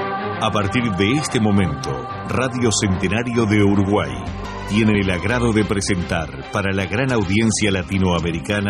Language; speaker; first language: Spanish; native; Spanish